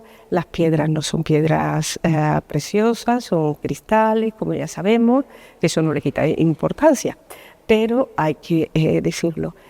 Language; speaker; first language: Spanish; native; Spanish